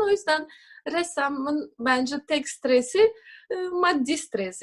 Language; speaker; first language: Turkish; non-native, fluent; Russian